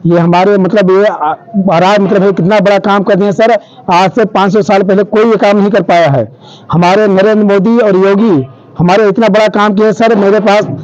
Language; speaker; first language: Hindi; native; Hindi